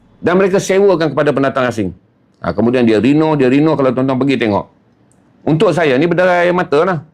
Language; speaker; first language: Malay; native; Malay